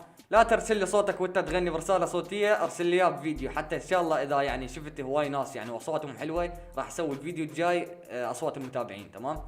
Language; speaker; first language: Arabic; native; Arabic